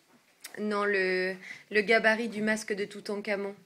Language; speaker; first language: French; native; French